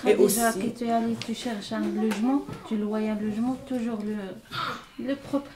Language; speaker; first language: French; non-native, learner; Arabic